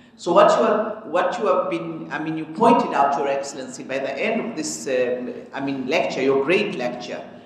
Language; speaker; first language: English; early bilingual, other home language; Arabic